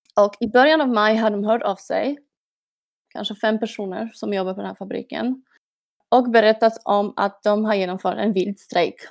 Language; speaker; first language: Swedish; non-native, fluent; Polish